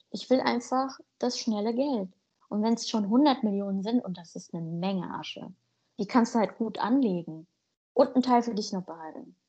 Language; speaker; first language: German; native; German